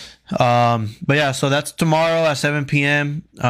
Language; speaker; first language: English; early bilingual, other home language; Spanish